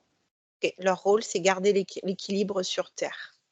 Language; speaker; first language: French; native; French